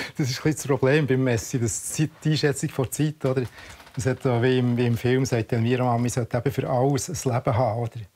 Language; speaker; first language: German; native; German